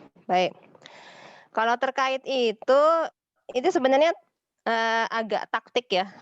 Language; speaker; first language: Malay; non-native, local second language; Javanese